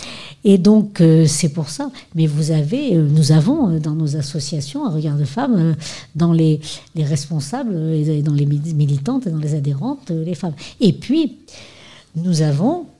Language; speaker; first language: French; native; French